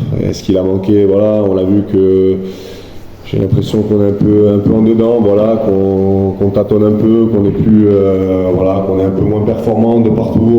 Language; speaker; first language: French; native; French